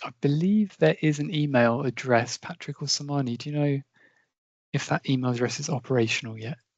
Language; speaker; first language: English; native; English